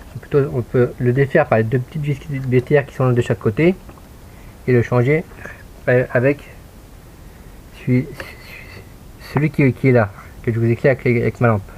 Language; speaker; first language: French; native; French